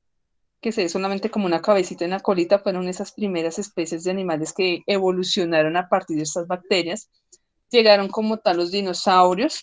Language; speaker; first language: Spanish; native; Spanish